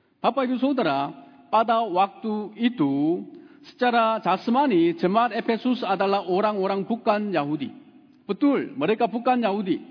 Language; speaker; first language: Indonesian; non-native, fluent; Korean